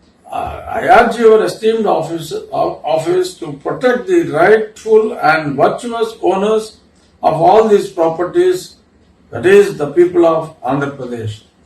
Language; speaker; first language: English; non-native, local second language; Telugu